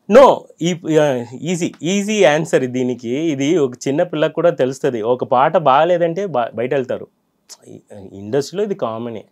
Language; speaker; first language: Telugu; non-native, fluent; Tamil